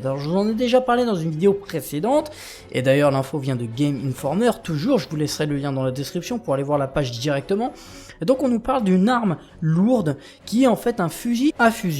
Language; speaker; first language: French; native; French